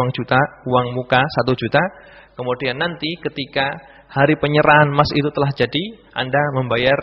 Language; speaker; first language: Indonesian; native; Indonesian